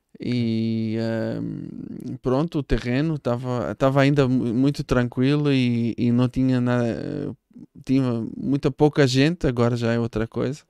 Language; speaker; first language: Portuguese; non-native, fluent; Hebrew